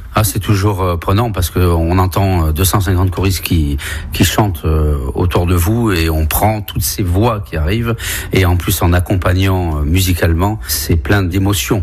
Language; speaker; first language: French; early bilingual, other home language; Spanish